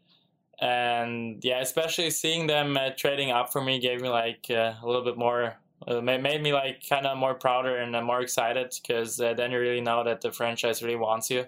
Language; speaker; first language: English; non-native, fluent; German